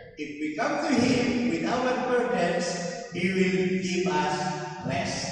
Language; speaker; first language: English; non-native, local second language; Filipino